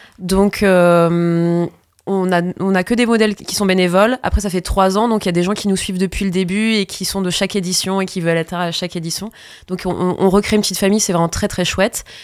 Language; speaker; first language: French; native; French